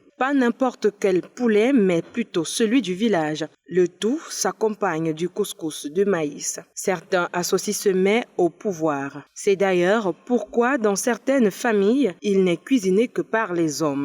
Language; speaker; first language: French; native; French